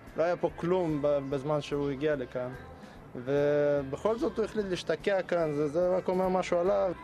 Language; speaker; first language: Hebrew; native; Hebrew